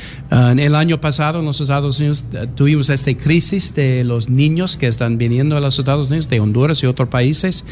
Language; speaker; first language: Spanish; non-native, learner; English